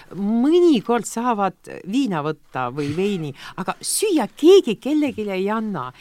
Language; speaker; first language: Estonian; non-native, local second language; Russian